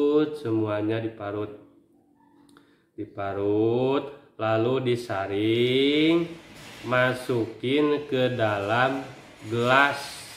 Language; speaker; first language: Indonesian; native; Indonesian